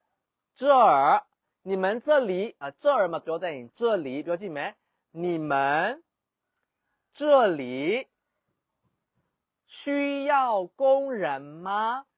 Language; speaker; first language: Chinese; non-native, fluent; Burmese